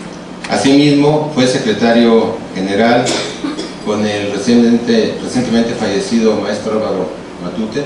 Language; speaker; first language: Spanish; native; Spanish